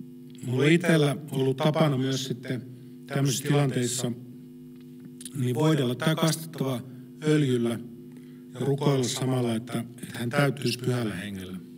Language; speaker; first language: Finnish; native; Finnish